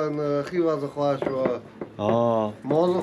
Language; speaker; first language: Chinese; early bilingual, heritage; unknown